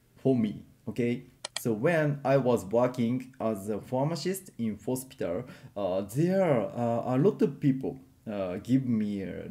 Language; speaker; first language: English; non-native, learner; Japanese